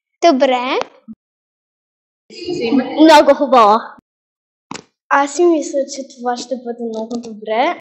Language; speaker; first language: Bulgarian; early bilingual, heritage; Bulgarian